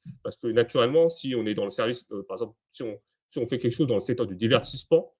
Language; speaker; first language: French; native; French